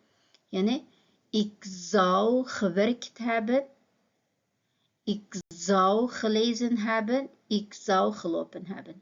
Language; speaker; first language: Dutch; non-native, fluent; Uyghur